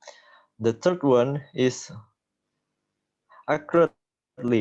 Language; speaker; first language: English; non-native, learner; Indonesian